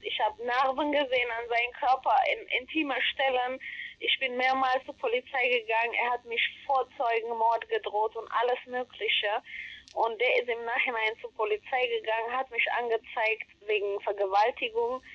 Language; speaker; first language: German; non-native, fluent; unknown